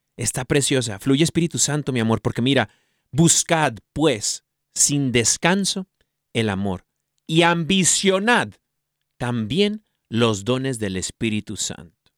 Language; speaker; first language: Spanish; early bilingual, heritage; Spanish